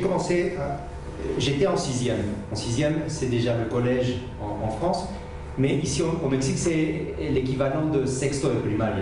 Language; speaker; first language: French; native; French